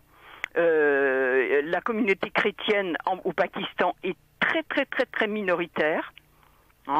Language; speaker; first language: French; native; French